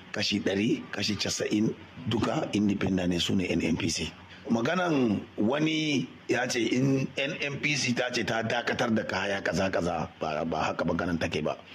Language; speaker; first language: Hausa; native; Hausa